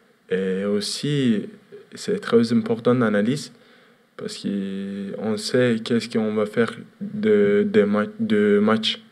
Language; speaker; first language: French; non-native, learner; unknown